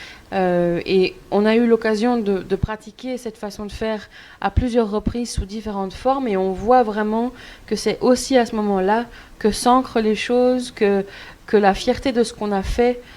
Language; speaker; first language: French; native; French